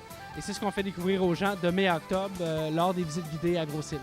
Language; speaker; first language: French; native; French